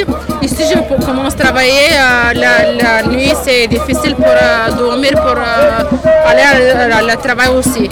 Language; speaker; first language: French; non-native, learner; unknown